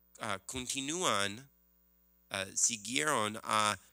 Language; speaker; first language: Spanish; non-native, learner; English